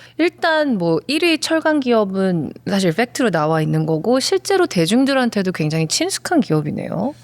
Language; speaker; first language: Korean; native; Korean